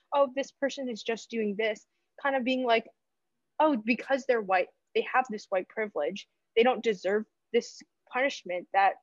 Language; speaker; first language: English; native; English